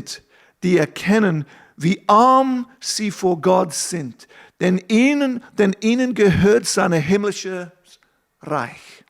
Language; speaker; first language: German; non-native, fluent; English